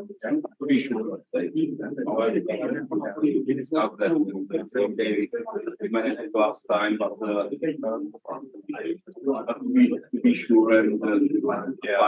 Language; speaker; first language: English; non-native, learner; Czech